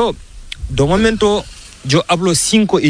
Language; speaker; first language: Spanish; non-native, learner; Fula